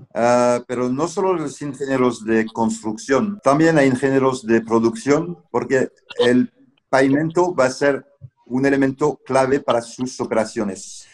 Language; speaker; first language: Spanish; non-native, fluent; French